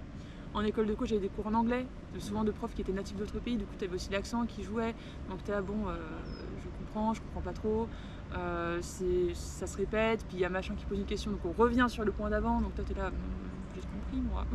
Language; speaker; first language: French; native; French